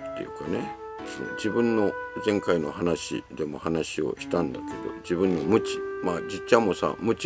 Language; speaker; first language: Japanese; native; Japanese